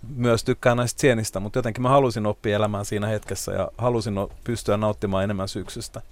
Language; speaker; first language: Finnish; native; Finnish